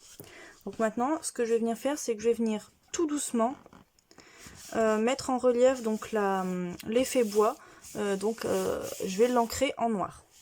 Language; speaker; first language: French; native; French